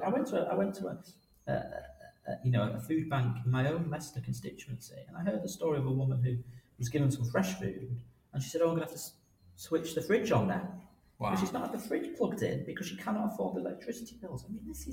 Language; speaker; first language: English; native; English